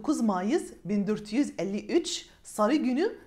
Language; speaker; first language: Turkish; non-native, fluent; Arabic